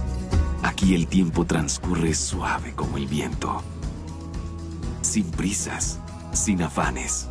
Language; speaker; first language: Spanish; native; Spanish